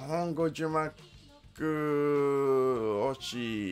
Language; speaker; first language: Japanese; non-native, learner; English